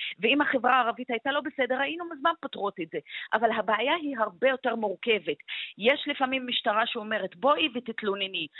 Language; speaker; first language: Hebrew; non-native, local second language; Arabic